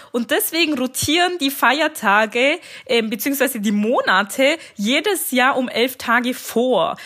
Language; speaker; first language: German; early bilingual, other home language; Turkish